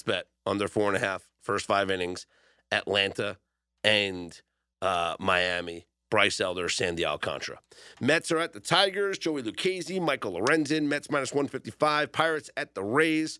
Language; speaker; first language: English; native; English